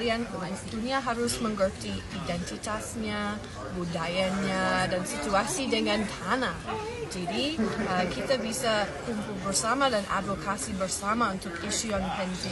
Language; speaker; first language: Indonesian; non-native, learner; English